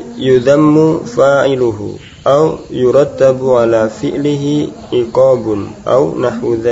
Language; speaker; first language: Arabic; non-native, learner; Indonesian